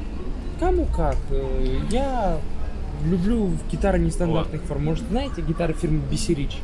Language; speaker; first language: Russian; native; Russian